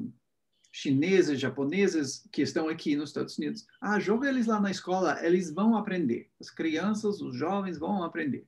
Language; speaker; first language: Portuguese; non-native, fluent; English